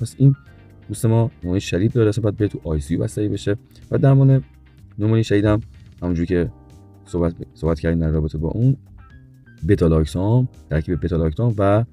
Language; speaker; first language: Persian; native; Persian